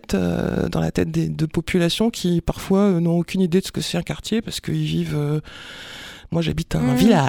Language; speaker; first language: French; native; French